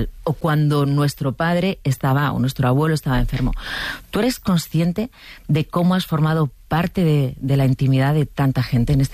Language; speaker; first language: Spanish; native; Spanish